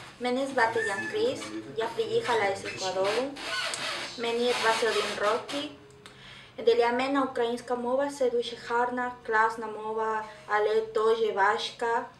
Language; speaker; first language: Ukrainian; non-native, learner; Spanish